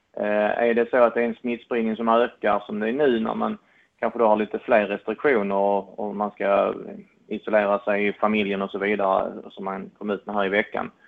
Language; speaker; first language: Swedish; native; Swedish